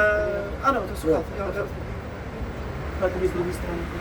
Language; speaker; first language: Czech; native; Czech